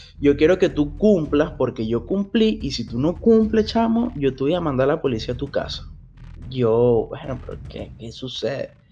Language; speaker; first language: Spanish; native; Spanish